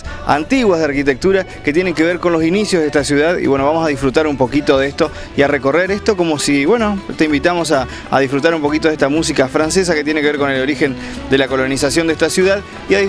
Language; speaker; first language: Spanish; native; Spanish